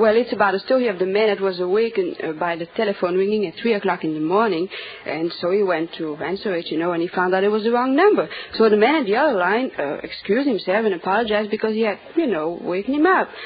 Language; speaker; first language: English; non-native, fluent; French